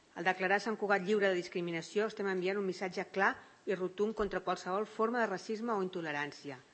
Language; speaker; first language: Catalan; native; Catalan